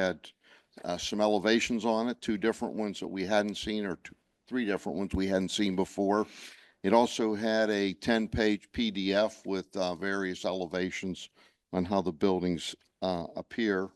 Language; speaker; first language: English; native; English